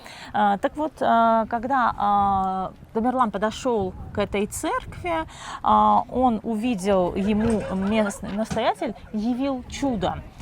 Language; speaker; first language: Russian; native; Russian